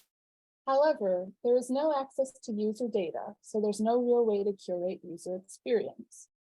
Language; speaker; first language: English; native; English